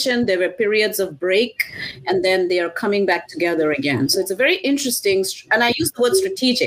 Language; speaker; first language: English; non-native, local second language; Assamese